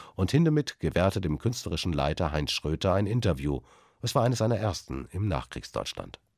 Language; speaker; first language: German; native; German